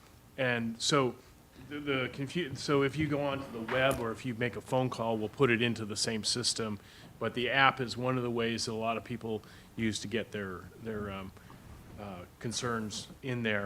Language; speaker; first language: English; native; English